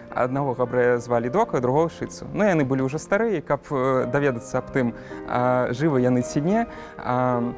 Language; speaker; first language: Belarusian; native; Belarusian